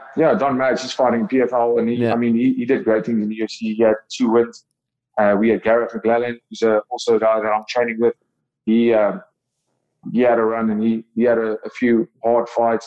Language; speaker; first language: English; non-native, local second language; Afrikaans